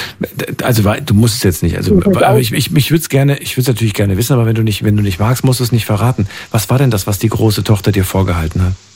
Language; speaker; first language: German; native; German